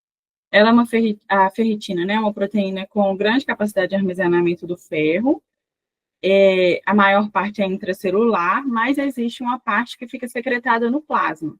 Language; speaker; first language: Portuguese; native; Portuguese